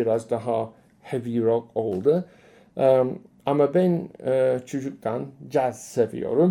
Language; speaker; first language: Turkish; non-native, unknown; English